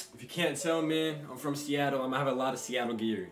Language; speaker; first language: English; native; English